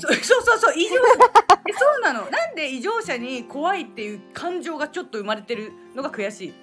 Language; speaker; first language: Japanese; native; Japanese